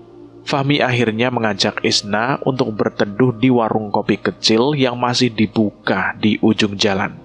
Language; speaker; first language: Indonesian; native; Indonesian